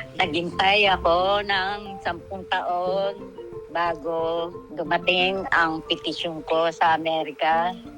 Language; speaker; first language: Filipino; native; Filipino